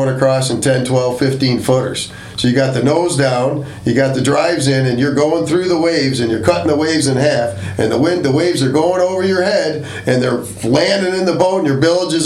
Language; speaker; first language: English; native; English